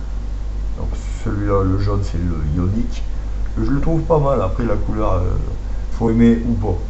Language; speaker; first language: French; native; French